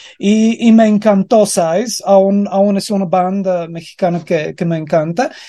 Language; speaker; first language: Spanish; non-native, fluent; Latvian